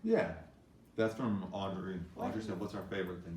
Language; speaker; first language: English; native; English